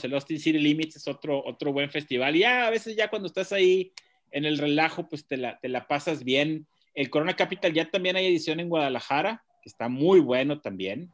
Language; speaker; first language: Spanish; native; Spanish